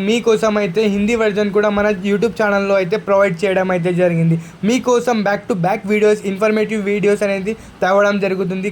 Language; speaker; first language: Telugu; non-native, local second language; Urdu